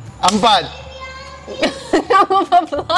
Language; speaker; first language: Indonesian; native; Indonesian